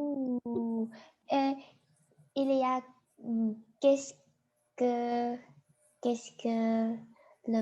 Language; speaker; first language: French; non-native, learner; Chinese